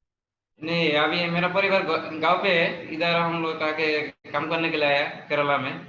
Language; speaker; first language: Hindi; non-native, local second language; Bangla